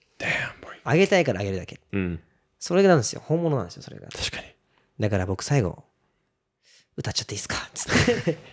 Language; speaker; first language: Japanese; early bilingual, other home language; Portuguese